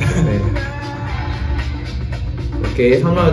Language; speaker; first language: Korean; native; Korean